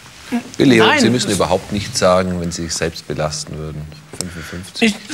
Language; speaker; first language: German; native; German